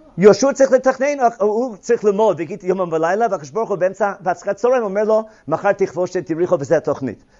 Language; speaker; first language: Hebrew; non-native, fluent; English